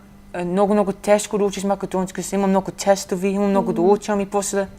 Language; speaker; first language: Macedonian; early bilingual, heritage; Macedonian